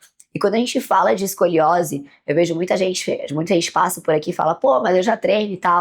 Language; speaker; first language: Portuguese; native; Portuguese